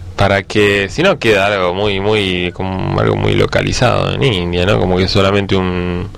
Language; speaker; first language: Spanish; native; Spanish